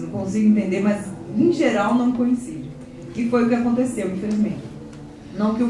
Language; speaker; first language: Portuguese; native; Portuguese